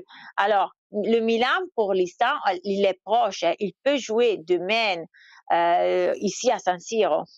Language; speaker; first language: French; non-native, fluent; Italian